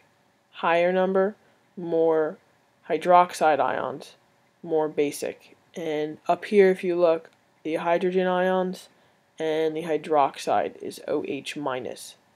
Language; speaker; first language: English; native; English